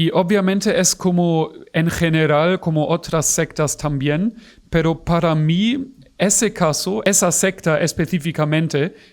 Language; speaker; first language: Spanish; non-native, fluent; German